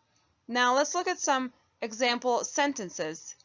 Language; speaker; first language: English; non-native, fluent; Bosnian